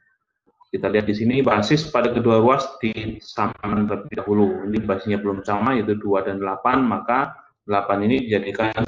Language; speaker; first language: Indonesian; native; Indonesian